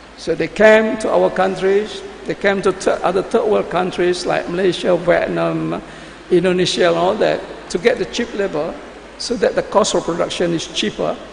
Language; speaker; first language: English; non-native, local second language; Malay